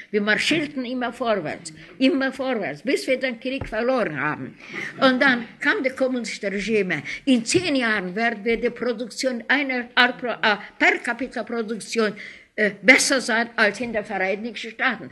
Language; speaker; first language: German; non-native, fluent; Hungarian